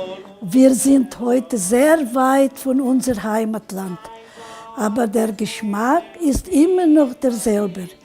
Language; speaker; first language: German; early bilingual, heritage; Portuguese